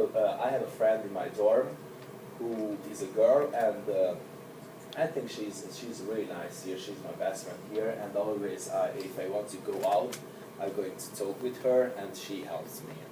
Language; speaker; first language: English; non-native, learner; Hungarian